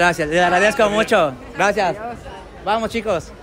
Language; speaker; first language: Spanish; native; Spanish